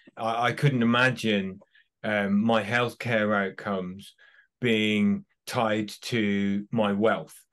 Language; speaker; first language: English; native; English